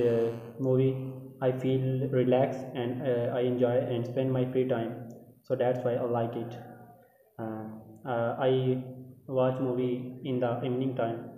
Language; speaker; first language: English; non-native, learner; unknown